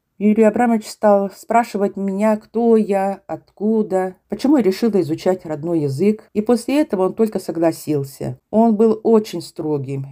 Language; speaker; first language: Russian; non-native, local second language; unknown